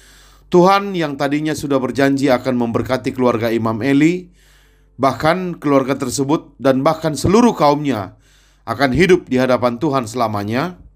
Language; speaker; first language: Indonesian; native; Indonesian